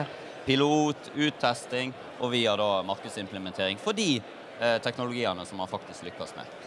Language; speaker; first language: Norwegian; native; Norwegian